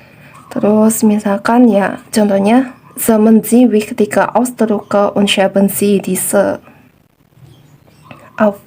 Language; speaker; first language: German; non-native, fluent; Indonesian